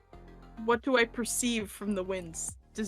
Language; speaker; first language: English; native; English